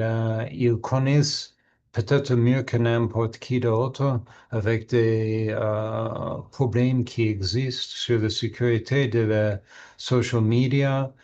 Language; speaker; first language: French; non-native, learner; English